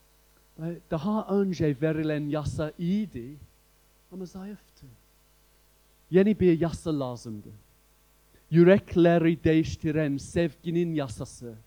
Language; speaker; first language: Turkish; non-native, fluent; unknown